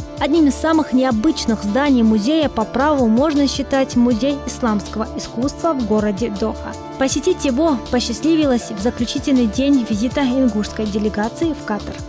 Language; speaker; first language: Russian; native; Russian